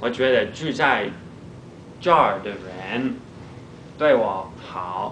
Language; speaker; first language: Chinese; non-native, learner; English